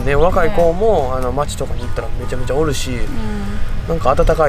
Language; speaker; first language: Japanese; native; Japanese